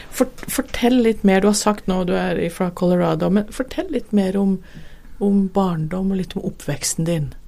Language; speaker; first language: Norwegian; native; Norwegian